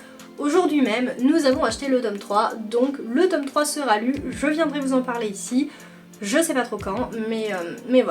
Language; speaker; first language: French; native; French